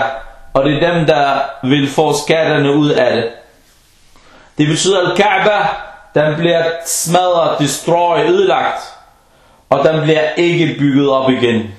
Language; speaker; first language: Danish; early bilingual, other home language; Arabic